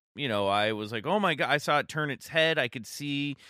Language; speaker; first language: English; native; English